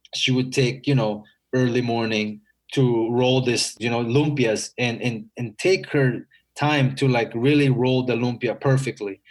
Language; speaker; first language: English; non-native, local second language; Filipino